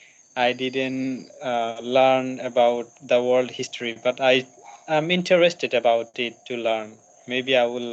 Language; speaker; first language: English; non-native, learner; Bangla